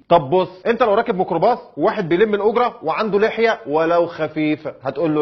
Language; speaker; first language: Arabic; native; Arabic